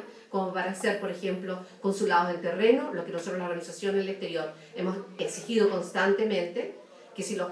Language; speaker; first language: Spanish; native; Spanish